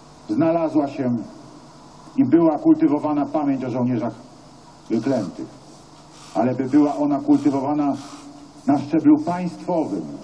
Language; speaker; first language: Polish; native; Polish